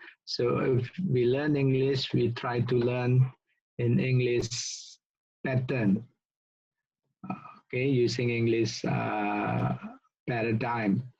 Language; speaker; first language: English; non-native, local second language; Indonesian